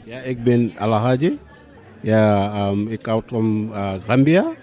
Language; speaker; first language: Dutch; non-native, learner; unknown